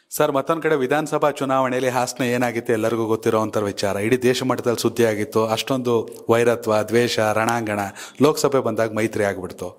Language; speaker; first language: Kannada; native; Kannada